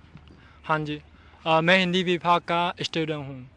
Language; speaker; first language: Hindi; non-native, fluent; Chinese